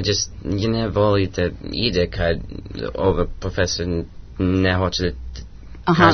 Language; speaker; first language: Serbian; early bilingual, heritage; English